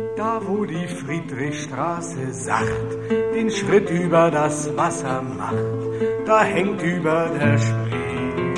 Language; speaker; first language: German; native; German